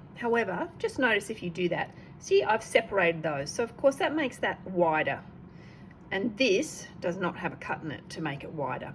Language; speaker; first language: English; native; English